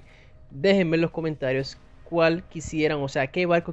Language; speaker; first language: Spanish; native; Spanish